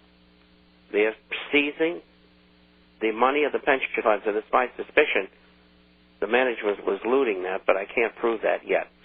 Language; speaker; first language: English; native; English